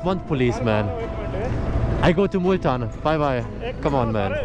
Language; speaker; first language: English; non-native, learner; German